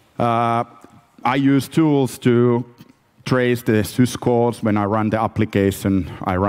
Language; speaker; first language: English; non-native, fluent; Finnish